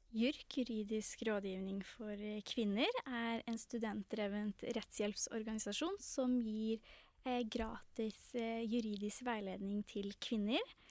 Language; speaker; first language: Norwegian; early bilingual, other home language; Tamil